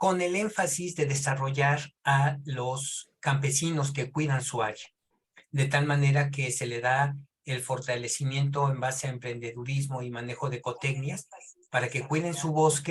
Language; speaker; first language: Spanish; native; Spanish